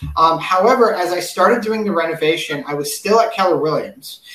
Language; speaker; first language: English; native; English